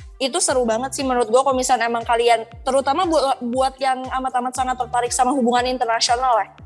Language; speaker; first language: Indonesian; native; Indonesian